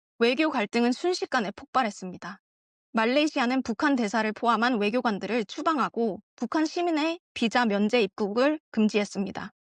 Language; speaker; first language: Korean; early bilingual, heritage; Korean